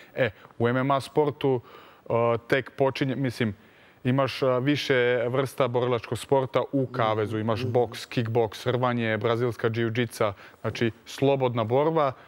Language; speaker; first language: Serbian; early bilingual, heritage; Serbian